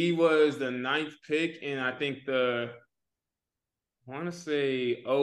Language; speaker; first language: English; native; English